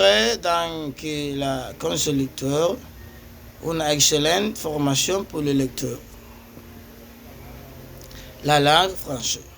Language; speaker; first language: French; non-native, learner; Spanish